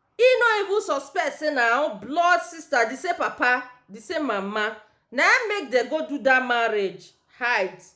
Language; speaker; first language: Nigerian Pidgin; native; Nigerian Pidgin